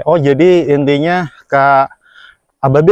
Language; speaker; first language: Indonesian; native; Indonesian